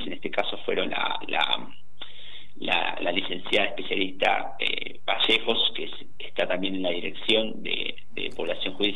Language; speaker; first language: Spanish; native; Spanish